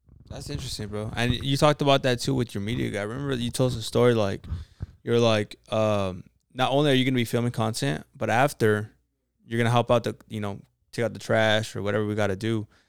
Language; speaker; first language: English; early bilingual, other home language; Spanish